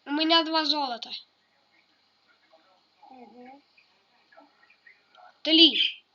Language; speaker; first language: Russian; native; Russian